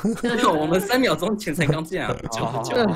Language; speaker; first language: Chinese; native; Chinese